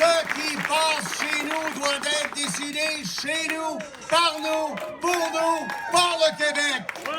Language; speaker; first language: French; native; French